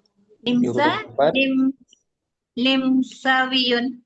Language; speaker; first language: Arabic; non-native, learner; Indonesian